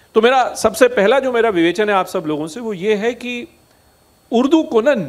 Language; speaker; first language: Hindi; native; Hindi